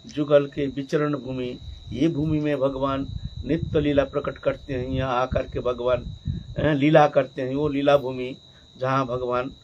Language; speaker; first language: Hindi; non-native, local second language; Bangla